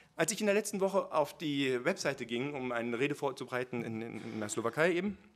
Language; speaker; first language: German; native; German